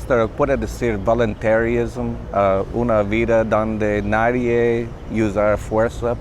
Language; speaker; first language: Spanish; non-native, learner; English